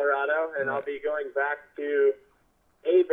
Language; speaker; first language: English; native; English